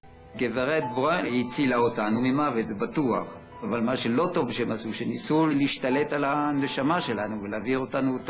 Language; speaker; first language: Hebrew; early bilingual, other home language; French